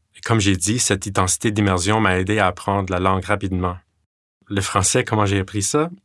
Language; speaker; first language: French; non-native, fluent; English